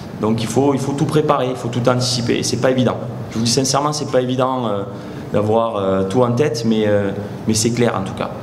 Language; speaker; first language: French; native; French